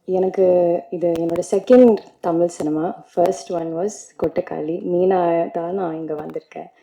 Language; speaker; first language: Tamil; non-native, learner; Malayalam